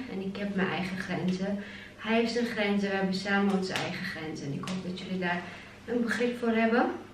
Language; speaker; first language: Dutch; early bilingual, other home language; Chechen